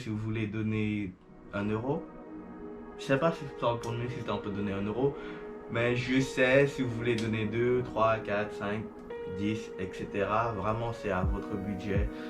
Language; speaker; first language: French; non-native, fluent; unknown